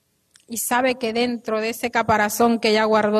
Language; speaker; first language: Spanish; native; Spanish